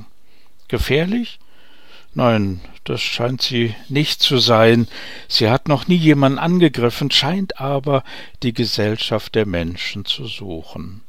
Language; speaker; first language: German; native; German